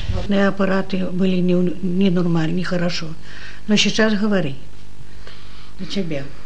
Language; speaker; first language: Dutch; non-native, learner; Russian